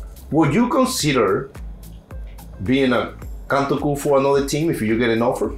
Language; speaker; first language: English; non-native, fluent; Spanish